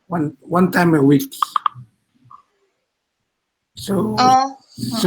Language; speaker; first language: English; non-native, learner; Indonesian